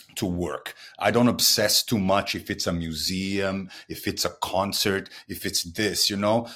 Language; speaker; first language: English; non-native, fluent; Portuguese